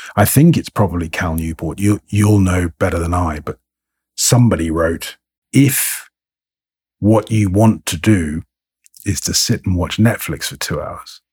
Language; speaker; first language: English; native; English